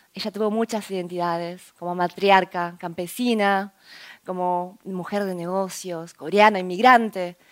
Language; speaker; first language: Spanish; early bilingual, other home language; Korean